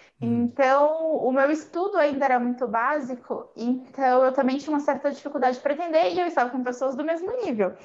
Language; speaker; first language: Portuguese; native; Portuguese